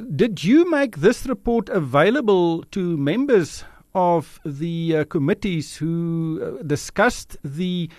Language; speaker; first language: English; non-native, local second language; Afrikaans